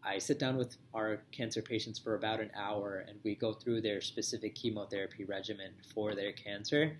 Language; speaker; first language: English; native; English